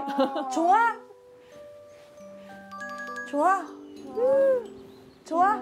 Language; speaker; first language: Korean; native; Korean